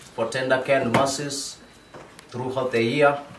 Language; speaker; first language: English; non-native, local second language; Swahili